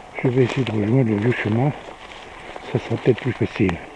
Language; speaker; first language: French; native; French